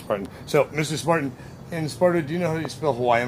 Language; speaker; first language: English; native; English